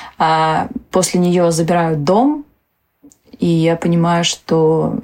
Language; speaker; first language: Russian; early bilingual, other home language; Tajik